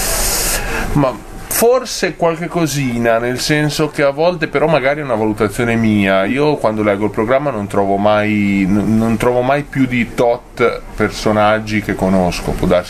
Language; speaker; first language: Italian; native; Italian